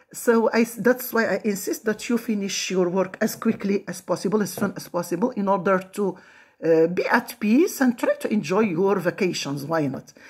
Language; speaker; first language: English; non-native, fluent; Arabic